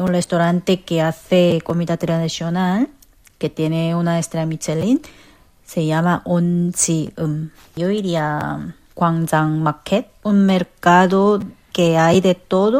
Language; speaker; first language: Spanish; non-native, fluent; Korean